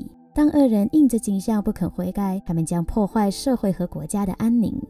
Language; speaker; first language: Chinese; native; Chinese